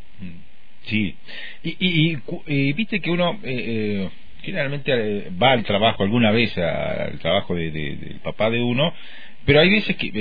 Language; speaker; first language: Spanish; native; Spanish